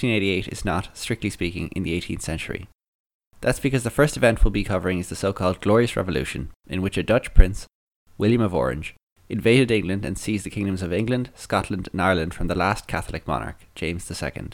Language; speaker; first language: English; native; English